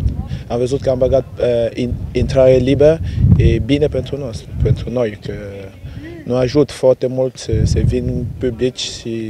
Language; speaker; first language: Romanian; non-native, learner; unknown